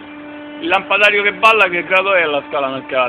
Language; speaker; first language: Italian; native; Italian